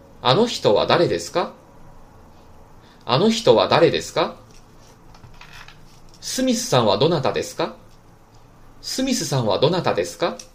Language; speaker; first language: Japanese; non-native, fluent; Chinese